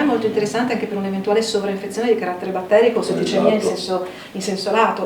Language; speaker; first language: Italian; native; Italian